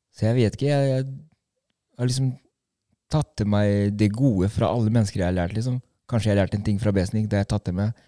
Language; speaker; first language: Norwegian; early bilingual, other home language; Albanian